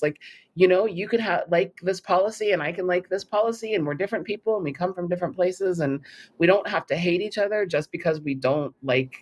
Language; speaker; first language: English; native; English